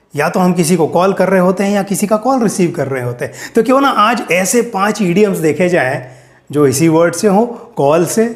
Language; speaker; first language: Hindi; native; Hindi